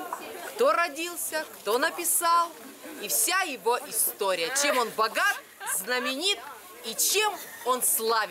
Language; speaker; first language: Russian; native; Russian